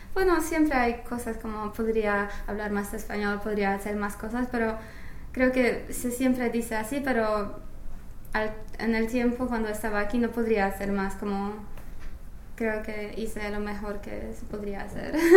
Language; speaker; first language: Spanish; non-native, fluent; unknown